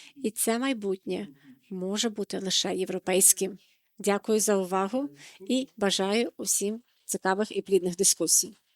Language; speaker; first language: Ukrainian; non-native, fluent; Dutch